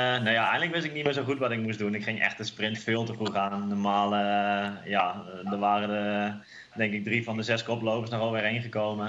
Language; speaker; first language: Dutch; native; Dutch